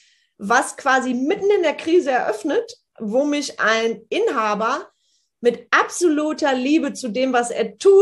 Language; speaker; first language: German; native; German